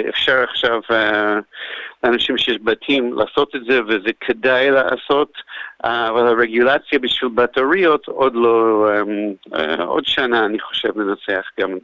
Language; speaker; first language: Hebrew; non-native, fluent; English